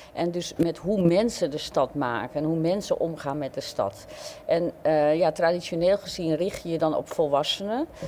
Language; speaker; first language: Dutch; native; Dutch